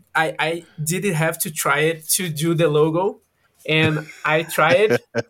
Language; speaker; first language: English; non-native, learner; Portuguese